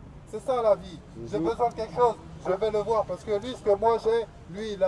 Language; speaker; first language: French; native; French